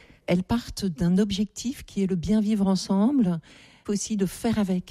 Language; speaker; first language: French; native; French